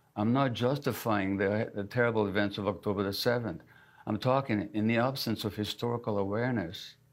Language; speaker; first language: English; early bilingual, other home language; Hungarian